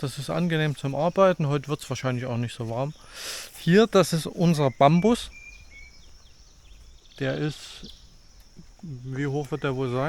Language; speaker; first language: German; native; German